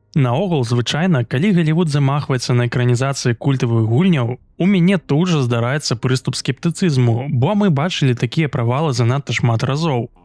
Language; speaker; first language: Belarusian; native; Belarusian